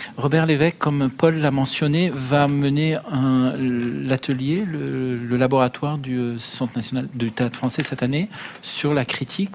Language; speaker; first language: French; early bilingual, other home language; Arabic